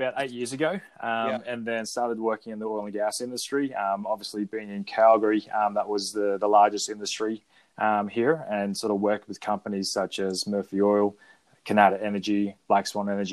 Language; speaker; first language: English; native; English